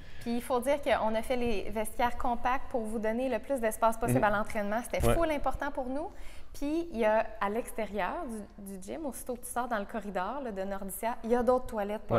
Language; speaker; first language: French; native; French